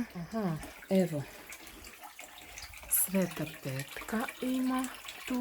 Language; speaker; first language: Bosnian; non-native, learner; Russian